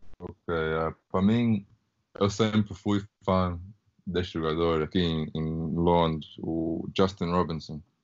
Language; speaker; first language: Portuguese; early bilingual, heritage; Portuguese